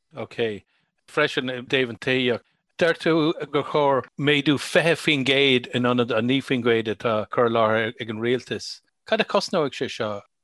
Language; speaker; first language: Irish; non-native, local second language; English